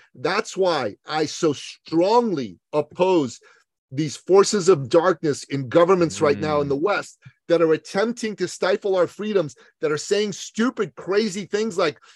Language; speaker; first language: English; early bilingual, other home language; Persian